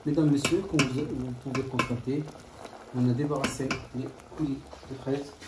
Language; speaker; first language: French; non-native, local second language; Arabic